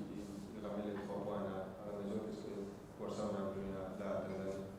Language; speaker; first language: French; non-native, fluent; Spanish